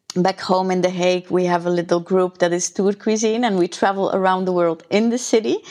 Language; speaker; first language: English; non-native, fluent; Dutch